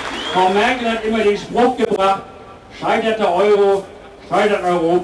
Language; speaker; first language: German; native; German